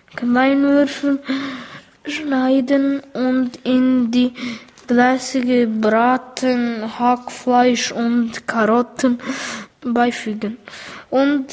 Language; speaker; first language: German; early bilingual, other home language; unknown